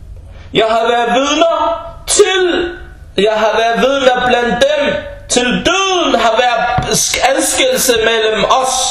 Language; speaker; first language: Danish; early bilingual, other home language; Arabic